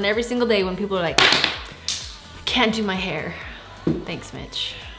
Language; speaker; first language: English; native; English